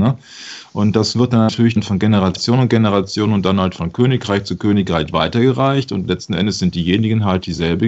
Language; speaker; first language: German; native; German